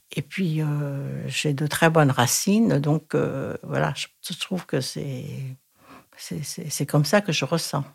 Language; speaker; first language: French; non-native, fluent; Thai